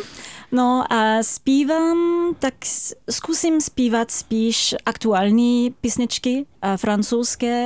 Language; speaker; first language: Czech; non-native, fluent; French